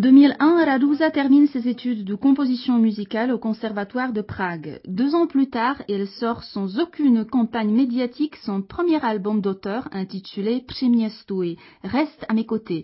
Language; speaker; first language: French; native; French